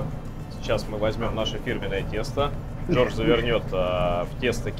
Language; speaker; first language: Russian; native; Russian